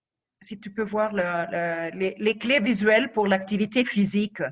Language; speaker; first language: French; non-native, fluent; Spanish